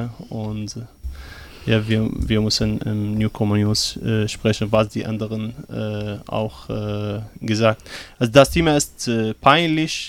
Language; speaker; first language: German; non-native, learner; Arabic